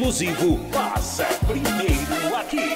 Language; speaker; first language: Portuguese; native; Portuguese